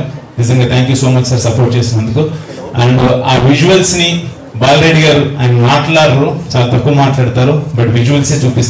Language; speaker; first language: Telugu; native; Telugu